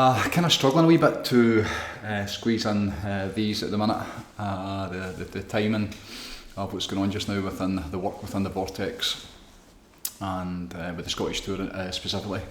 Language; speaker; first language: English; native; English